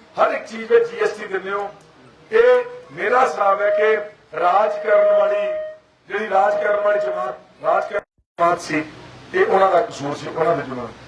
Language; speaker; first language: Punjabi; native; Punjabi